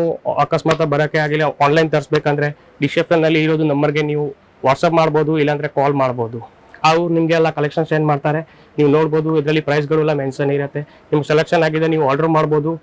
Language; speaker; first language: Kannada; non-native, fluent; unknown